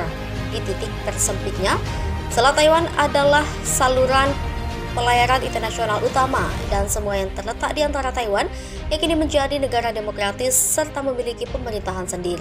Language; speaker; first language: Indonesian; native; Indonesian